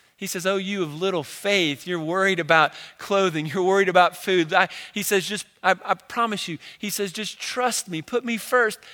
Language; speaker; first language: English; native; English